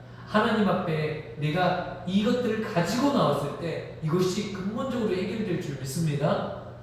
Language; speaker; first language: Korean; native; Korean